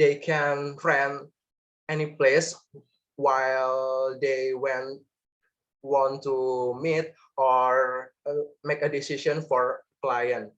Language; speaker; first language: English; non-native, learner; Indonesian